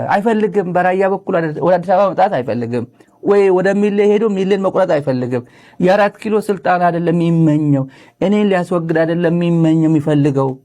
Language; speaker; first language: Amharic; non-native, local second language; Tigrinya